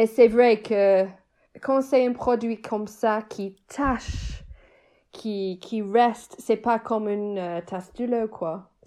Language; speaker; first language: French; non-native, fluent; English